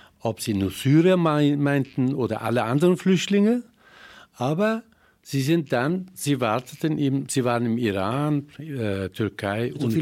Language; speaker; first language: German; non-native, fluent; Persian